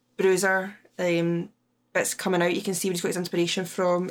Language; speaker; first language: English; native; English